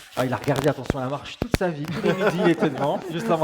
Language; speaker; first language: French; native; French